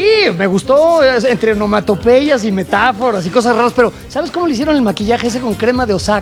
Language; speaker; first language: Spanish; native; Spanish